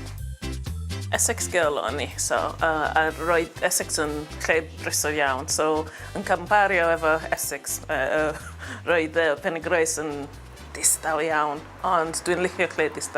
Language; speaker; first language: Welsh; non-native, learner; English